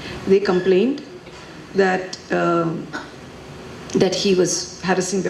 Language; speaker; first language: English; non-native, local second language; Malayalam